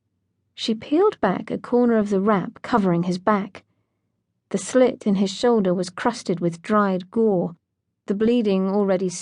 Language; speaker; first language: English; native; English